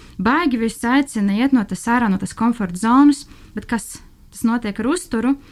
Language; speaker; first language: Latvian; non-native, local second language; Russian